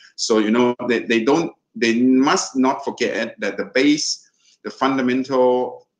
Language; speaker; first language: English; non-native, fluent; Thai